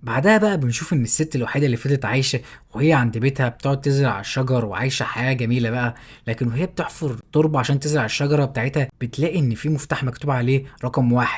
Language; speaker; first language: Arabic; native; Arabic